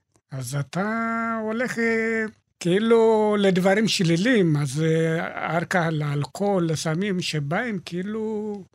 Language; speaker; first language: Hebrew; non-native, fluent; Amharic